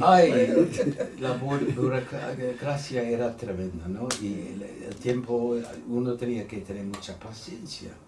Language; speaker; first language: Spanish; non-native, fluent; Dutch